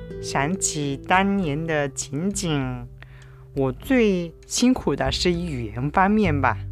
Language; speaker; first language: Chinese; non-native, fluent; Japanese